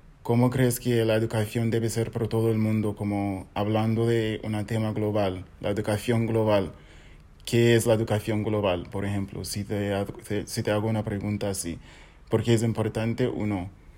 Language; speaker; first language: Spanish; non-native, fluent; English